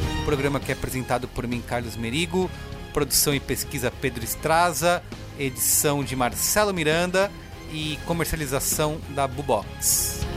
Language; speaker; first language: Portuguese; native; Portuguese